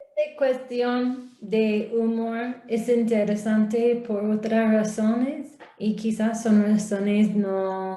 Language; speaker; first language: Spanish; non-native, learner; English